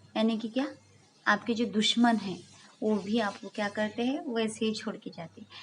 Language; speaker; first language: Hindi; non-native, local second language; Marathi